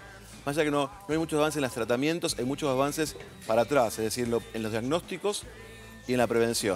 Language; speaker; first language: Spanish; native; Spanish